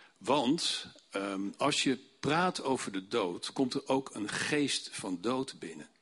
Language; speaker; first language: Dutch; native; Dutch